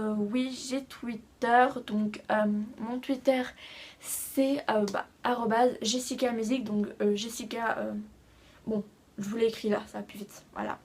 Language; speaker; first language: French; native; French